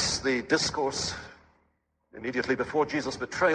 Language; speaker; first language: English; native; English